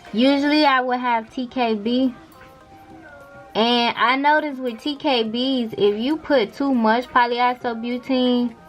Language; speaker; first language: English; native; English